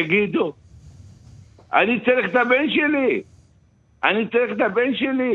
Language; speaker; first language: Hebrew; non-native, local second language; Arabic